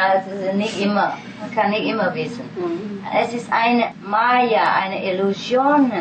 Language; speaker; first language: German; non-native, fluent; Vietnamese